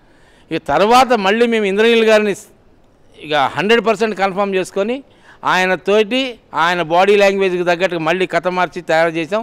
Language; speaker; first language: Telugu; native; Telugu